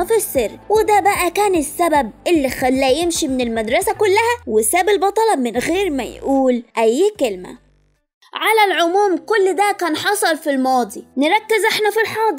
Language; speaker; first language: Arabic; native; Arabic